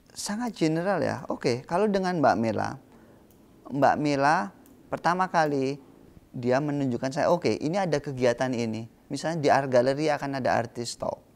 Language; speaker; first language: Indonesian; native; Indonesian